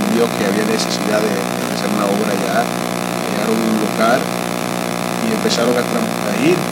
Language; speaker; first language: Spanish; early bilingual, heritage; Spanish